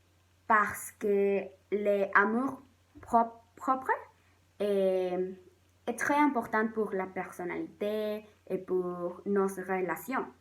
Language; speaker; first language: French; non-native, learner; Spanish